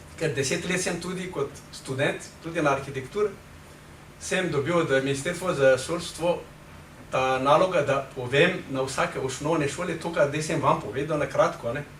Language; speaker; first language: Slovenian; non-native, fluent; Malagasy